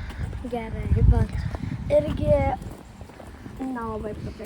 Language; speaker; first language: Lithuanian; early bilingual, heritage; Lithuanian